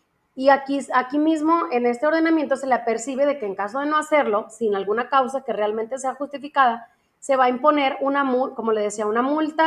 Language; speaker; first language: Spanish; native; Spanish